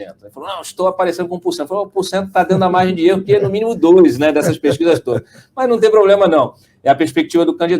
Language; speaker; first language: Portuguese; native; Portuguese